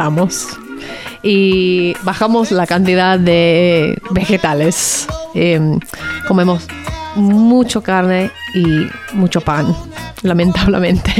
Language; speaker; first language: Spanish; non-native, learner; English